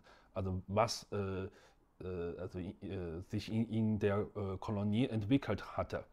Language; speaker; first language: German; non-native, fluent; Chinese